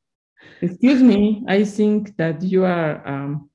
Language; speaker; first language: English; non-native, learner; Spanish